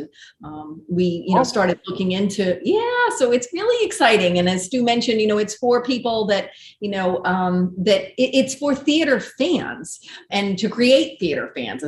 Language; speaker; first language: English; native; English